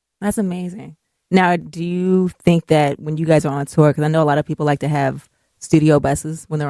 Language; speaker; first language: English; native; English